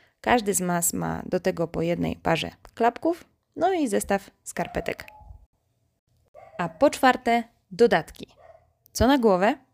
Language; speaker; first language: Polish; native; Polish